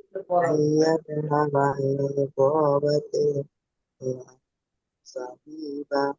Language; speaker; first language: Arabic; non-native, learner; Bangla